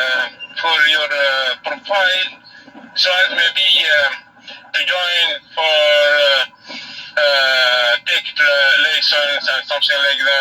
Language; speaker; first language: English; non-native, learner; Arabic